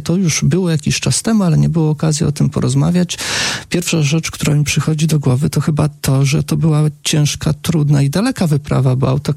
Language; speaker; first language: Polish; native; Polish